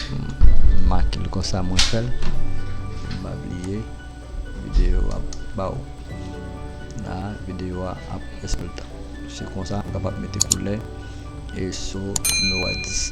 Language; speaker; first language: French; non-native, learner; Haitian Creole